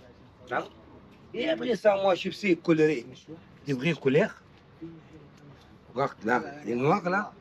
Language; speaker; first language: French; non-native, learner; Arabic